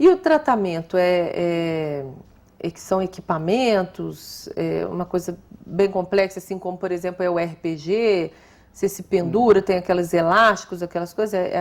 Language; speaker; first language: Portuguese; native; Portuguese